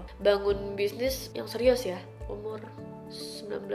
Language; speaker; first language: Indonesian; native; Indonesian